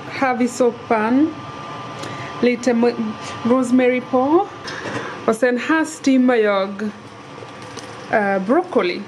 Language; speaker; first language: Swedish; non-native, learner; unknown